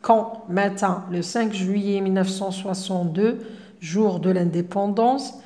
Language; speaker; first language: French; non-native, local second language; Arabic